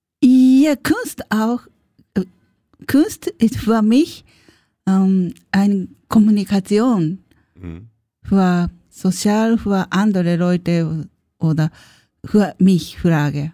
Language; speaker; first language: German; non-native, learner; Japanese